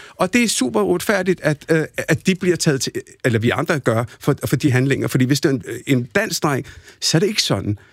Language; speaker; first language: Danish; early bilingual, other home language; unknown